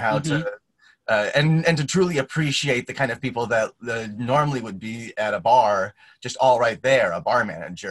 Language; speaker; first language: English; native; English